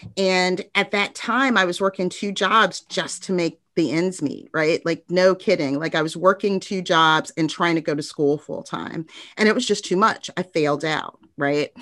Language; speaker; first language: English; native; English